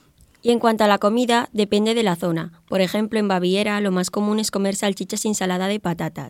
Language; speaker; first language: Spanish; native; Spanish